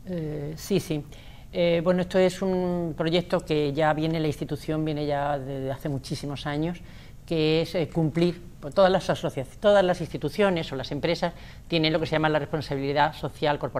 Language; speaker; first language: Spanish; native; Spanish